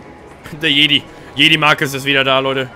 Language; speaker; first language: German; native; German